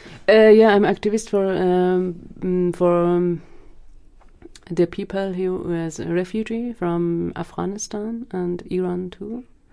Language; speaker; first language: English; non-native, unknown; Persian